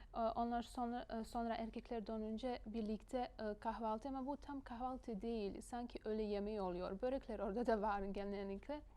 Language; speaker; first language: Turkish; non-native, fluent; Bosnian